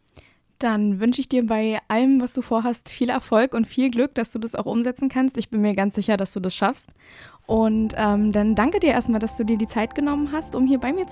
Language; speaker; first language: German; native; German